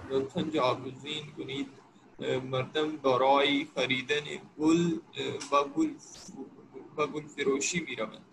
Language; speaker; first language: Persian; non-native, learner; Urdu